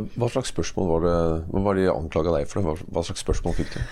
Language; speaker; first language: Norwegian; native; Norwegian